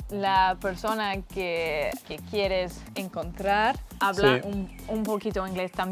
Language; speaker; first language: Spanish; non-native, learner; English